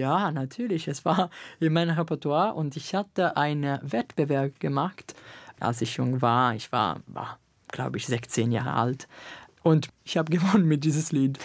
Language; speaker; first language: German; non-native, fluent; Italian